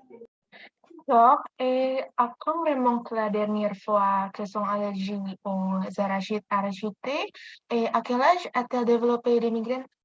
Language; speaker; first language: French; non-native, learner; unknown